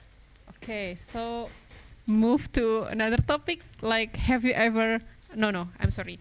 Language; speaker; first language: English; non-native, local second language; Indonesian